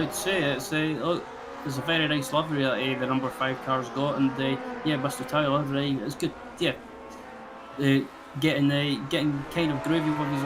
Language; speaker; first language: English; native; English